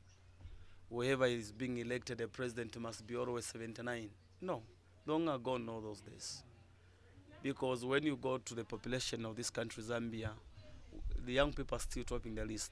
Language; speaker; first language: English; non-native, local second language; Bemba